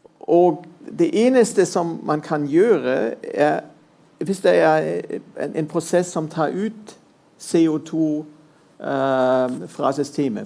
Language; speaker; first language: Norwegian; non-native, fluent; German